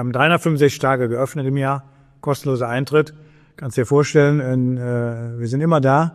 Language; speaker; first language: German; native; German